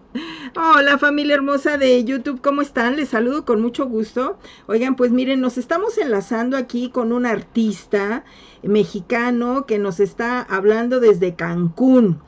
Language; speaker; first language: Spanish; native; Spanish